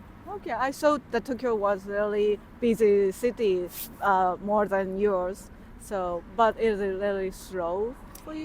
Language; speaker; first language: English; non-native, local second language; Japanese